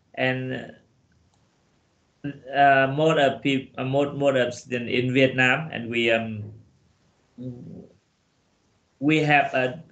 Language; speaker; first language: English; non-native, learner; Vietnamese